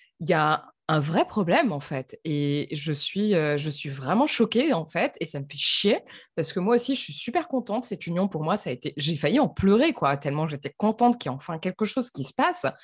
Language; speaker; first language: French; native; French